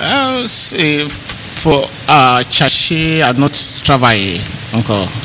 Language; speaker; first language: French; non-native, learner; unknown